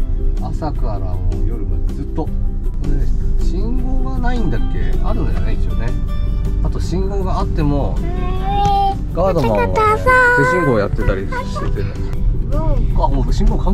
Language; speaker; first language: Japanese; native; Japanese